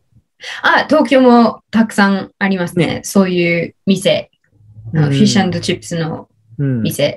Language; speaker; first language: Japanese; non-native, learner; English